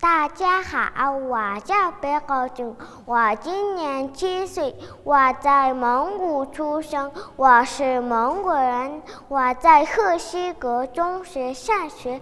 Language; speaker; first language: Chinese; non-native, learner; Mongolian